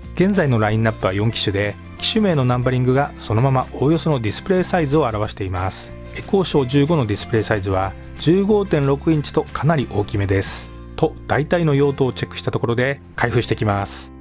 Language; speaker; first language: Japanese; native; Japanese